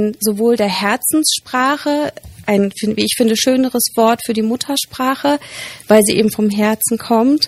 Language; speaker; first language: German; native; German